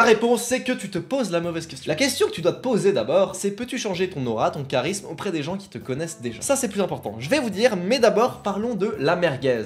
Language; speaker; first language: French; native; French